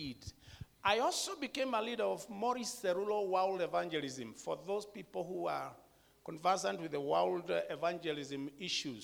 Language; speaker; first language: English; non-native, local second language; Kikuyu